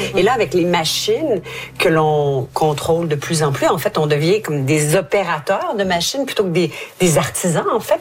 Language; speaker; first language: French; native; French